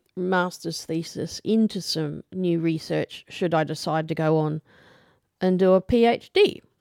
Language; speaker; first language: English; native; English